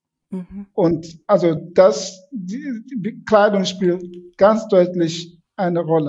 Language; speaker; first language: German; non-native, fluent; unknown